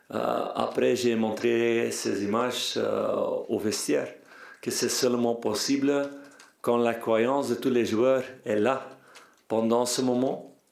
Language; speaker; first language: French; non-native, fluent; Dutch